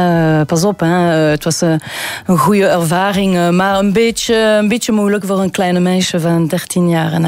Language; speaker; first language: Dutch; non-native, local second language; French